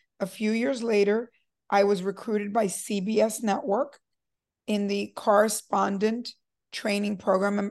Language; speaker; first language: English; early bilingual, other home language; Spanish